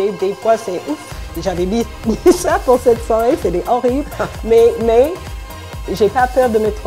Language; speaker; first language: French; non-native, fluent; English